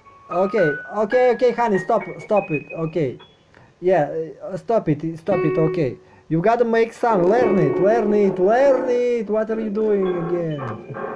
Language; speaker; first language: English; non-native, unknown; Russian